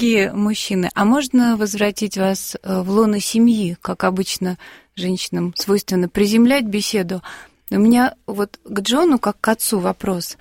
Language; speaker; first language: Russian; native; Russian